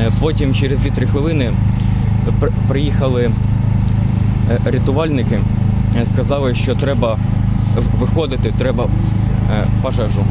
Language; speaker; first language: Ukrainian; non-native, local second language; Russian